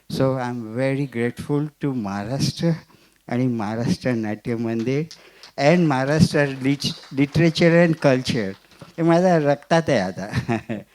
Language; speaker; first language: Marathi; non-native, local second language; Gujarati